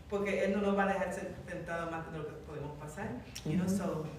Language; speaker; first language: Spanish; early bilingual, heritage; English